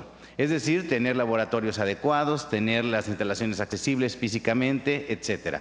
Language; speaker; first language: Spanish; native; Spanish